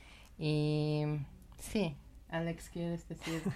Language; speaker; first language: Spanish; non-native, learner; Persian